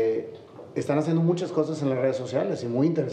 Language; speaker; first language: Spanish; native; Spanish